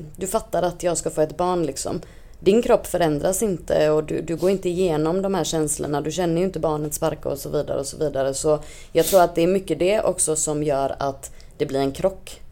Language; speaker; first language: Swedish; native; Swedish